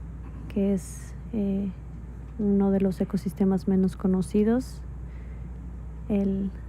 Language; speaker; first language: Spanish; native; Spanish